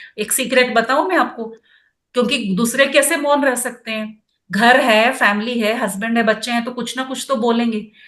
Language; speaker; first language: Hindi; non-native, local second language; Kannada